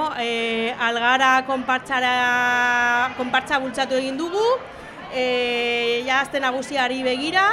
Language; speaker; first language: Basque; non-native, local second language; Spanish